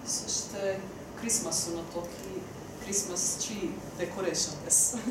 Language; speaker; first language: Japanese; non-native, learner; Croatian